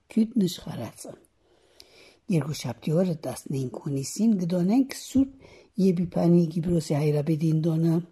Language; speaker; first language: Armenian; early bilingual, heritage; Armenian